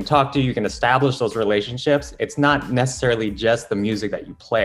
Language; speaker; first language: English; non-native, local second language; Filipino